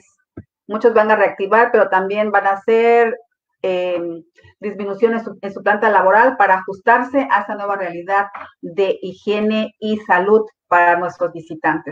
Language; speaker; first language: Spanish; native; Spanish